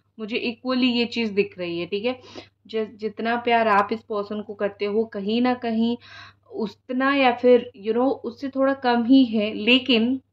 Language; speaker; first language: Hindi; non-native, local second language; Odia